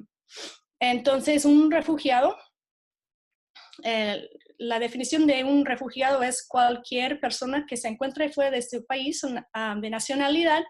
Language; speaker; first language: Spanish; non-native, fluent; English